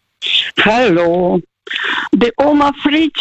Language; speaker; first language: German; non-native, fluent; Russian